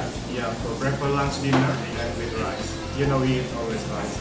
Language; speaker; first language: English; non-native, learner; Indonesian